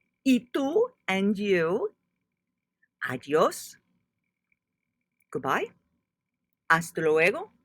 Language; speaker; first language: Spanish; non-native, fluent; English